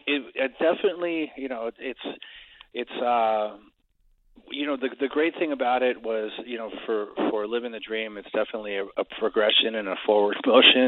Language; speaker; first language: English; native; English